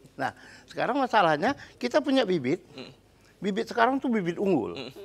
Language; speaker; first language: Indonesian; native; Indonesian